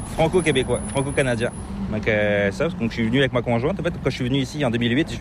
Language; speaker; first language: French; native; French